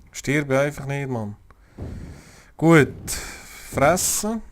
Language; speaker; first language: German; native; German